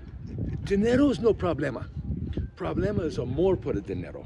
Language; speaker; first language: Spanish; non-native, learner; English